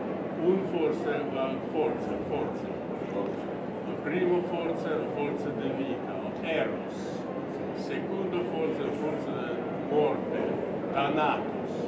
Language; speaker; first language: Italian; non-native, learner; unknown